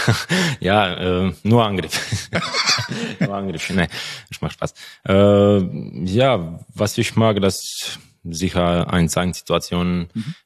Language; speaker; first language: German; non-native, learner; Croatian